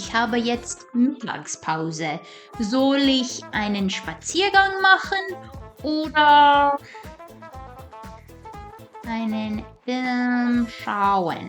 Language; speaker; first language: German; non-native, fluent; English